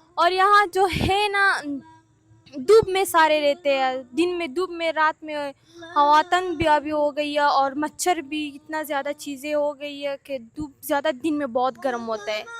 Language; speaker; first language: Urdu; non-native, learner; Persian